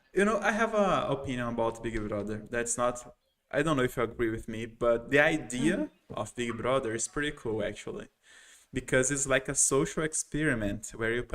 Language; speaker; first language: English; non-native, fluent; Portuguese